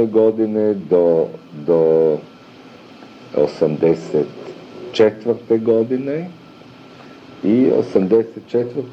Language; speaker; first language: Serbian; early bilingual, other home language; German